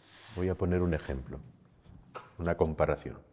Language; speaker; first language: Spanish; native; Spanish